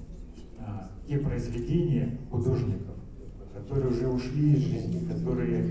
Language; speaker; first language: Russian; native; Russian